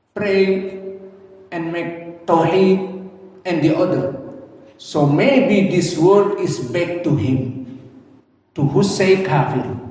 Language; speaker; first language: English; non-native, learner; Indonesian